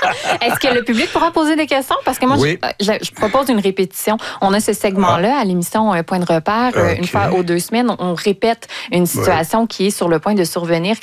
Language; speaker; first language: French; native; French